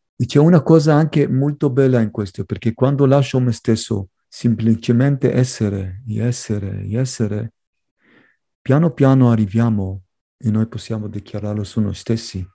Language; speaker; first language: Italian; non-native, fluent; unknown